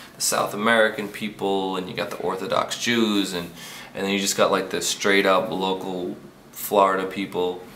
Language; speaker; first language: English; native; English